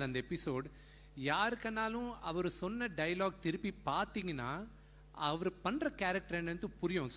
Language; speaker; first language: Tamil; non-native, local second language; Telugu